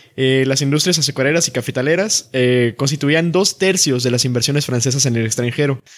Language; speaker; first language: Spanish; native; Spanish